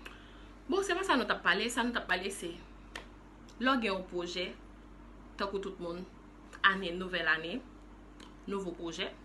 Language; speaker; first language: French; non-native, local second language; Haitian Creole